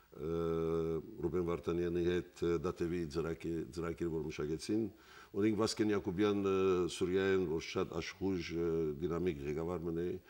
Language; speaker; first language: Armenian; early bilingual, heritage; Armenian